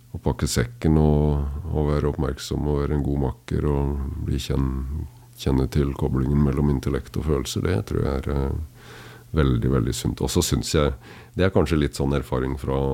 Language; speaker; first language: Norwegian; native; Norwegian